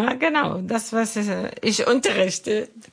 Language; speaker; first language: German; non-native, fluent; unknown